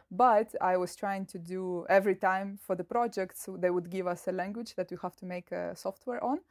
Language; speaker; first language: English; non-native, fluent; Russian